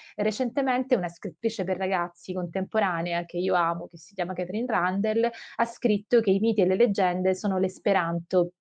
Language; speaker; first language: Italian; native; Italian